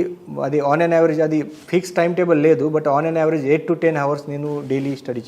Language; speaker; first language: Telugu; non-native, learner; Marathi